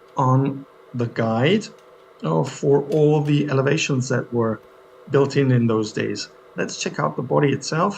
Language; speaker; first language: English; non-native, fluent; German